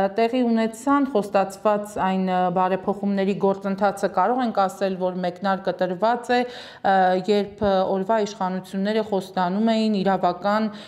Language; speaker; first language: Armenian; native; Armenian